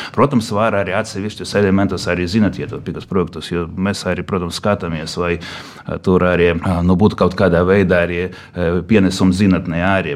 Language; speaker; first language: Latvian; non-native, local second language; Russian